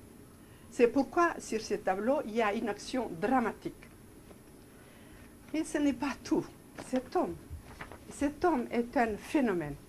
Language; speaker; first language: French; non-native, fluent; Serbian